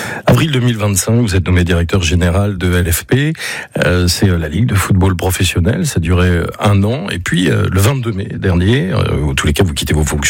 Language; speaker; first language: French; native; French